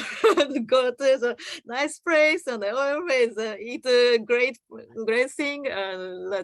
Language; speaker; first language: English; non-native, learner; Japanese